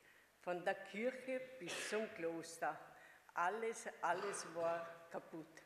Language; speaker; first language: German; non-native, fluent; Hungarian